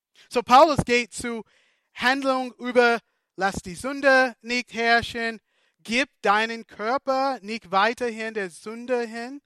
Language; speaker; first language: German; non-native, fluent; English